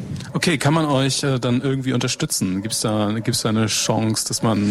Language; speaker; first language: German; native; German